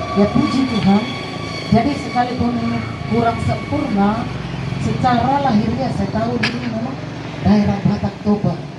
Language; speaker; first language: Indonesian; non-native, local second language; Batak Toba